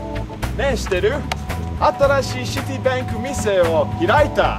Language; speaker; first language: Japanese; non-native, learner; English